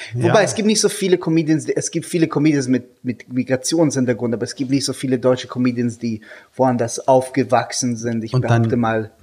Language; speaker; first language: German; non-native, fluent; Hebrew